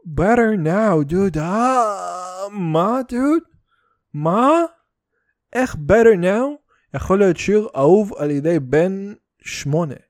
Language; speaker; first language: Hebrew; early bilingual, other home language; Russian